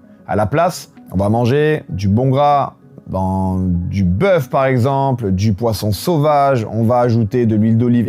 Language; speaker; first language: French; native; French